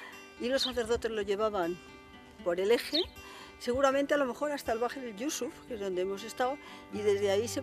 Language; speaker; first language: Spanish; native; Spanish